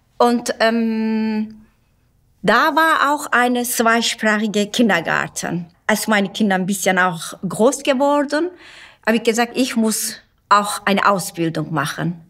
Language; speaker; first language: German; non-native, learner; Turkish